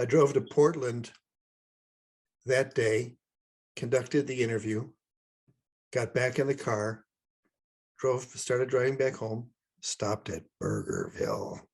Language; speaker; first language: English; native; English